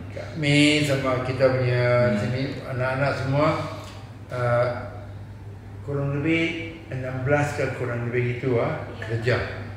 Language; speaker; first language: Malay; non-native, local second language; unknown